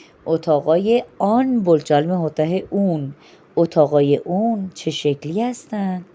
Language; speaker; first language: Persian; non-native, fluent; Urdu